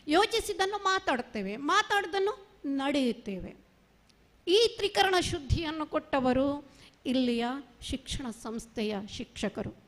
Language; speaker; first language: Kannada; non-native, local second language; Marathi